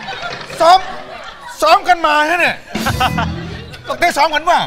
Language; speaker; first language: Thai; native; Thai